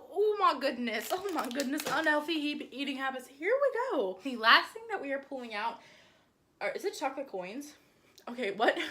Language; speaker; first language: English; native; English